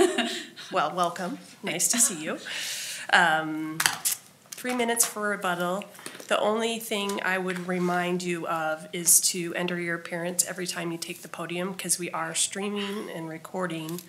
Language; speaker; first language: English; native; English